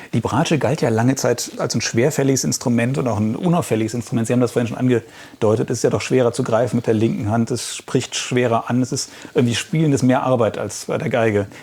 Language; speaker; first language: German; native; German